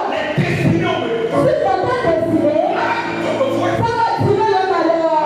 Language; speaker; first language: French; native; French